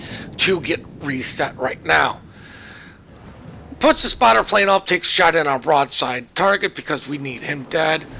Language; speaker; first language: English; native; English